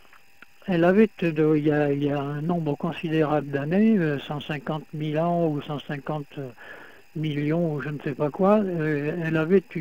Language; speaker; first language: French; native; French